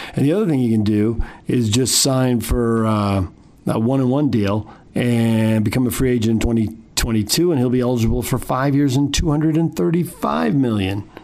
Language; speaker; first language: English; native; English